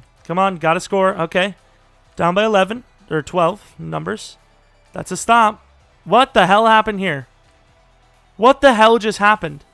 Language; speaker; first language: English; native; English